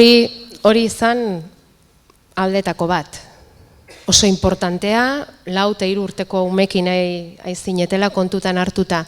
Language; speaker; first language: Basque; native; Basque